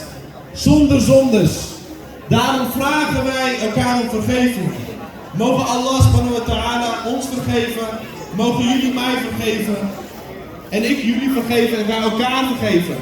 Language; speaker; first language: Dutch; early bilingual, other home language; Indonesian